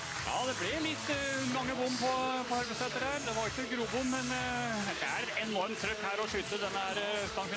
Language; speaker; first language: Norwegian; native; Norwegian